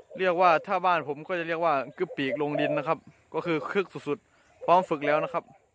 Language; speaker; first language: Thai; non-native, local second language; Northeastern Thai